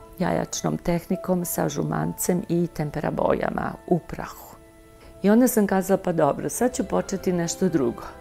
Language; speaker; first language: Serbian; native; Serbian